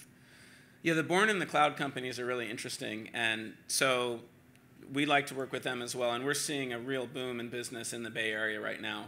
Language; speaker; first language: English; native; English